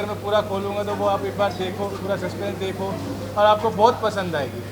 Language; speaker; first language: Hindi; native; Hindi